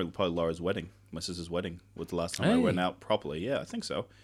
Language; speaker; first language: English; non-native, fluent; Tongan